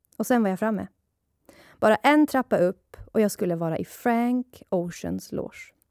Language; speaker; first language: Swedish; early bilingual, other home language; Persian